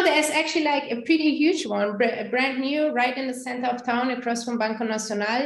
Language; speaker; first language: English; non-native, fluent; German